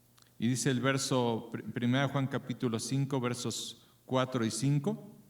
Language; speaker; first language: Spanish; native; Spanish